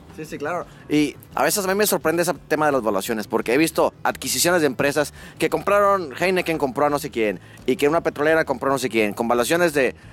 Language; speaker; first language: Spanish; native; Spanish